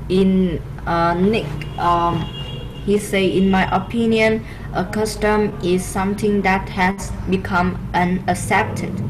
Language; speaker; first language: English; non-native, learner; Vietnamese